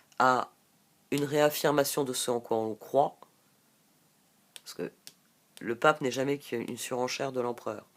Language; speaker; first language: French; native; French